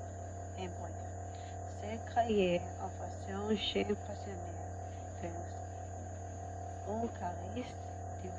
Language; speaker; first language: French; non-native, learner; Spanish